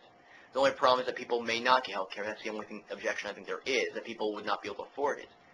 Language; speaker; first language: English; native; English